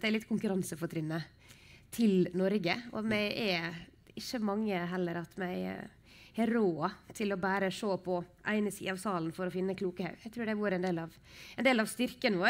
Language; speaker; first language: Norwegian; native; Norwegian